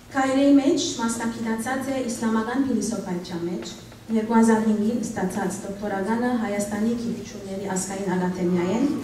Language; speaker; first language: Armenian; early bilingual, heritage; Armenian